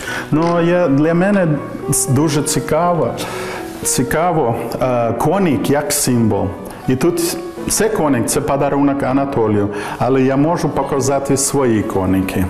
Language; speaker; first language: Ukrainian; non-native, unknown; English